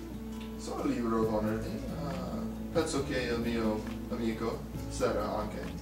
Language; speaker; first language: Italian; non-native, learner; English